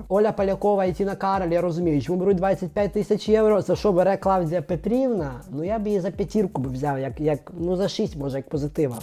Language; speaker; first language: Ukrainian; native; Ukrainian